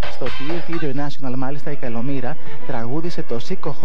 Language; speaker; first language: Greek; native; Greek